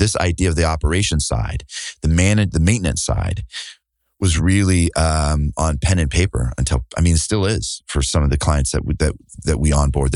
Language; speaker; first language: English; native; English